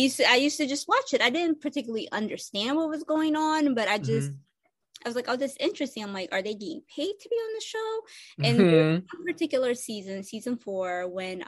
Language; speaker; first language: English; non-native, fluent; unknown